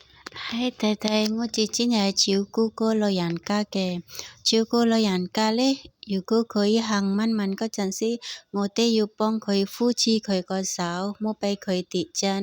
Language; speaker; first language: Cantonese; non-native, learner; Indonesian